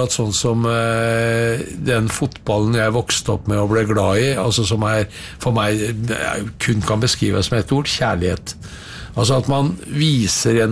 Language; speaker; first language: Norwegian; native; Norwegian